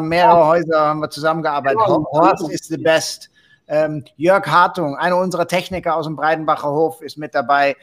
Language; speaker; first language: German; native; German